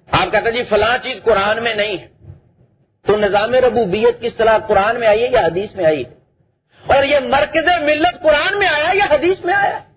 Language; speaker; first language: Urdu; non-native, local second language; Punjabi